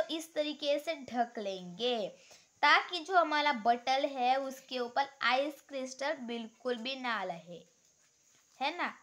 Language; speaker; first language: Hindi; non-native, local second language; Marathi